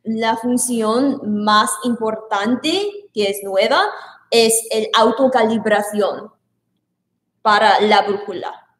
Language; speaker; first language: Spanish; non-native, learner; English